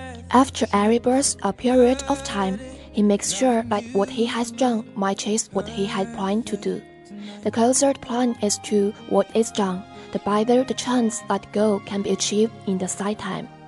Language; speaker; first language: English; non-native, fluent; Chinese